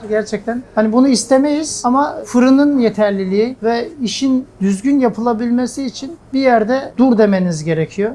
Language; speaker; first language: Turkish; native; Turkish